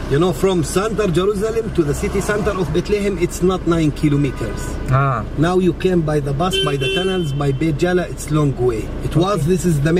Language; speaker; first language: English; non-native, learner; Arabic